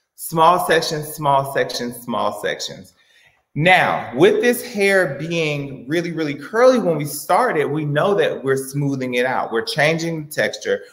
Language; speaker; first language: English; native; English